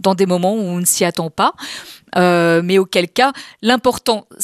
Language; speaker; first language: French; native; French